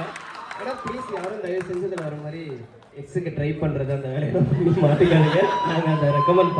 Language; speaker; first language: Tamil; native; Tamil